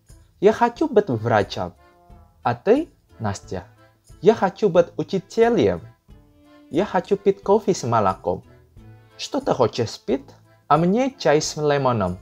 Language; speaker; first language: Russian; non-native, learner; Indonesian